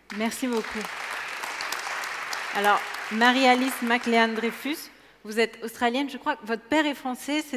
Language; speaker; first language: French; native; French